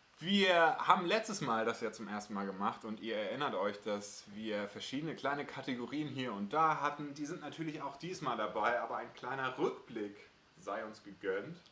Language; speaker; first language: German; native; German